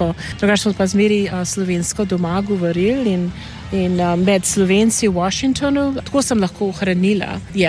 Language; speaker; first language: Slovenian; early bilingual, heritage; Slovenian